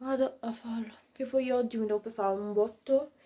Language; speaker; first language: Italian; native; Italian